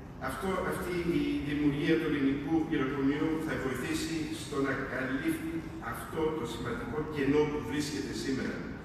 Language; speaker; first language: Greek; early bilingual, heritage; Greek